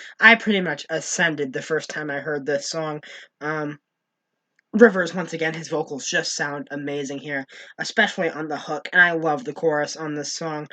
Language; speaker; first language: English; native; English